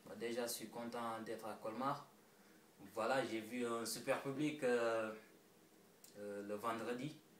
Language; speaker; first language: French; non-native, local second language; Wolof